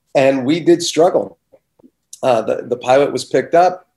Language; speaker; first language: English; native; English